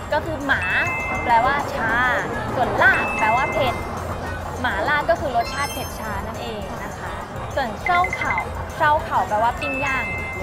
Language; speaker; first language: Thai; native; Thai